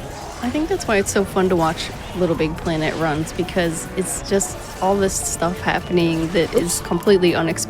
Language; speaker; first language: English; native; English